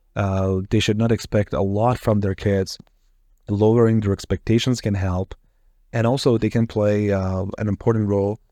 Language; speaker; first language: English; non-native, fluent; Persian